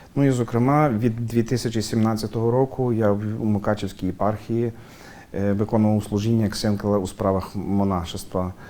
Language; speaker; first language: Ukrainian; native; Ukrainian